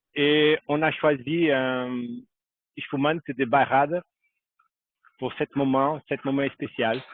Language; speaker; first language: French; non-native, fluent; Portuguese